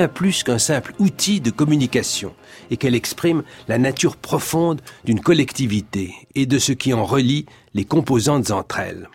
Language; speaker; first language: French; native; French